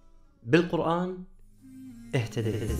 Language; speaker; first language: Arabic; native; Arabic